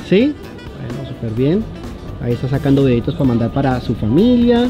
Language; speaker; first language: Spanish; native; Spanish